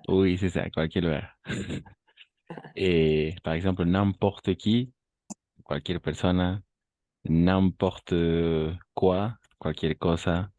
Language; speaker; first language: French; non-native, fluent; Spanish